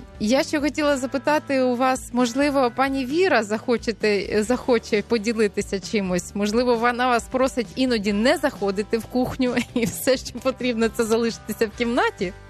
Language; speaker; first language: Ukrainian; native; Ukrainian